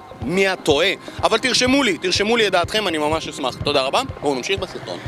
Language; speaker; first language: Hebrew; native; Hebrew